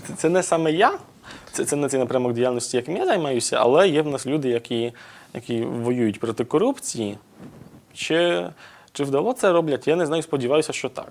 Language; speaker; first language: Ukrainian; non-native, fluent; Polish